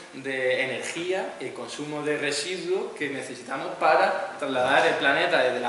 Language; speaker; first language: Spanish; native; Spanish